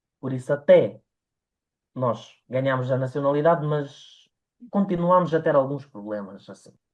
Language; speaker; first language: Portuguese; early bilingual, other home language; Ukrainian